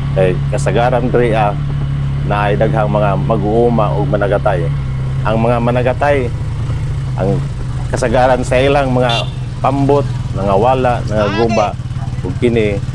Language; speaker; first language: Cebuano; native; Cebuano